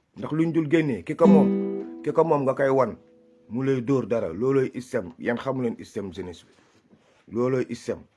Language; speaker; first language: Wolof; non-native, local second language; Fula